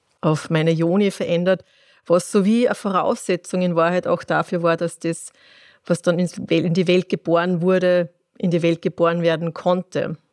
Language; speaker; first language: German; native; German